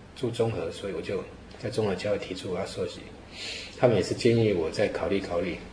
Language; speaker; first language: Chinese; native; Chinese